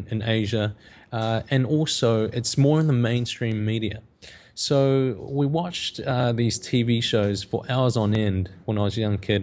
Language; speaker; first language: English; native; English